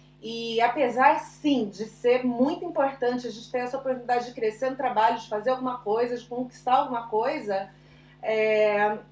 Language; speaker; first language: Portuguese; native; Portuguese